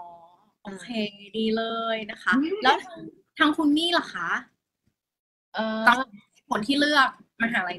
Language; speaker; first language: Thai; native; Thai